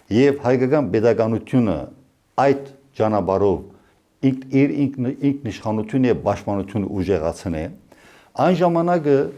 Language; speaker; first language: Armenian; early bilingual, heritage; Armenian